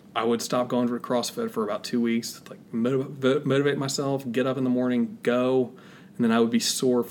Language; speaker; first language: English; native; English